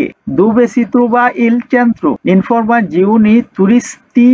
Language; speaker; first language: Italian; non-native, learner; Bangla